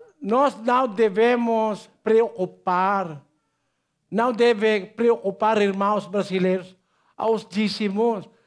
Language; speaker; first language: Portuguese; non-native, learner; Filipino